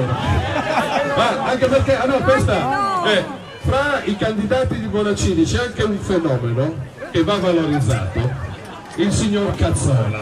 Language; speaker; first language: Italian; native; Italian